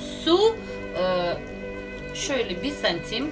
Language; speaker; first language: Turkish; non-native, learner; Russian